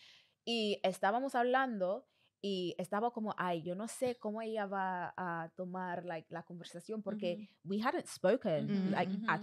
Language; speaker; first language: Spanish; non-native, learner; English